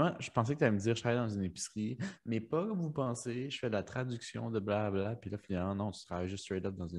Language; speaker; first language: French; early bilingual, other home language; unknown